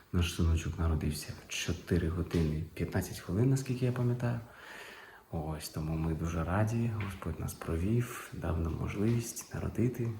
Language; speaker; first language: Ukrainian; non-native, local second language; Russian